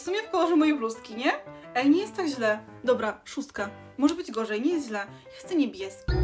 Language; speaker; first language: Polish; native; Polish